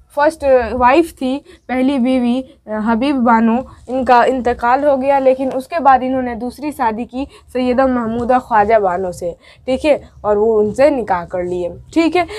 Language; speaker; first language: Hindi; native; Hindi